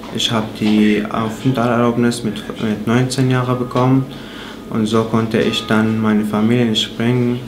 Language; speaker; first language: German; non-native, fluent; Arabic